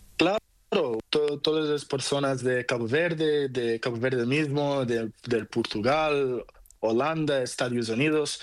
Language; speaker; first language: Spanish; non-native, learner; Portuguese